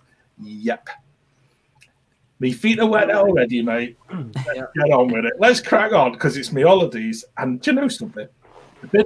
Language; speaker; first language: English; native; English